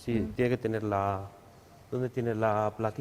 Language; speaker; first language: Spanish; native; Spanish